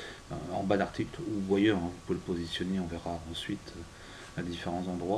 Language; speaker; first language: French; native; French